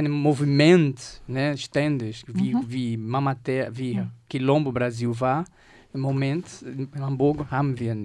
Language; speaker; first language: German; non-native, fluent; Portuguese